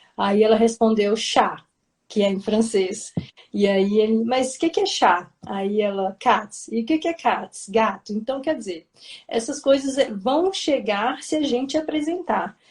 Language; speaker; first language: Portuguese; native; Portuguese